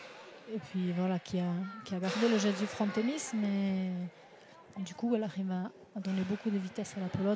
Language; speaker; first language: French; native; French